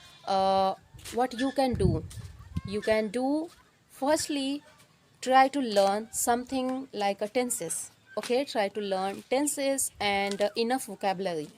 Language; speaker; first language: English; non-native, learner; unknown